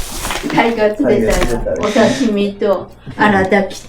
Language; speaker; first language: Japanese; native; Japanese